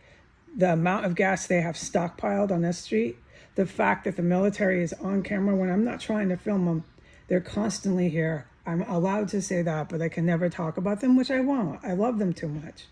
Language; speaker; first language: English; native; English